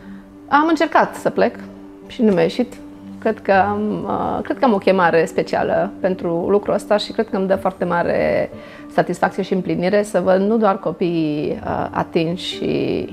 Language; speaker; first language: Romanian; native; Romanian